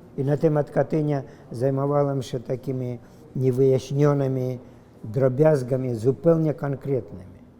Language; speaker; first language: Polish; non-native, fluent; Russian